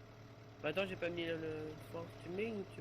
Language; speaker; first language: French; native; French